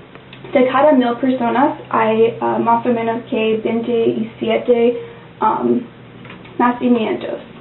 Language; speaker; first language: Spanish; non-native, learner; English